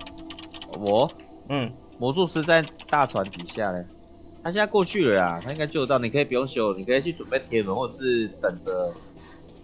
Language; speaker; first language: Chinese; native; Chinese